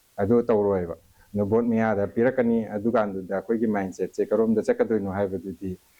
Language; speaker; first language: Manipuri; native; Manipuri